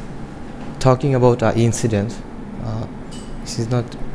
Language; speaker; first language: English; non-native, learner; Bangla